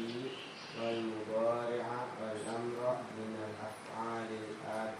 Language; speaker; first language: Arabic; non-native, learner; Indonesian